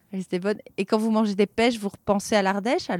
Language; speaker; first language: French; native; French